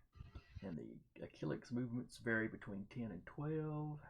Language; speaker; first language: English; native; English